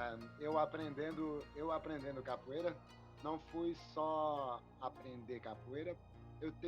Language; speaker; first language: Portuguese; non-native, fluent; French